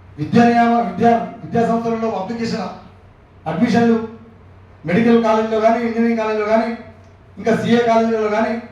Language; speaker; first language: Telugu; non-native, local second language; Lambadi